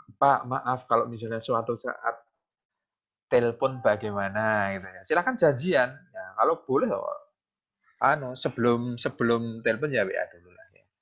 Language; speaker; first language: Indonesian; non-native, local second language; Javanese